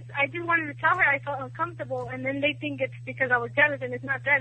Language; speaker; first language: English; early bilingual, other home language; Italian